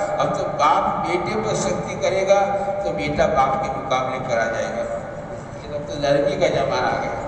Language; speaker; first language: Urdu; non-native, local second language; Gujarati